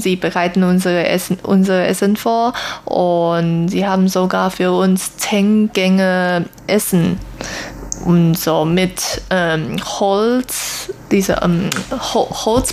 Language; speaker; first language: German; non-native, learner; Chinese